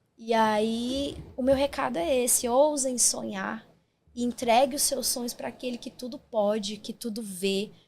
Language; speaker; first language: Portuguese; native; Portuguese